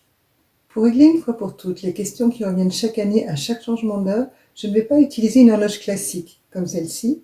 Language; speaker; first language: French; native; French